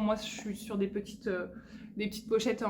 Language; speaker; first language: French; native; French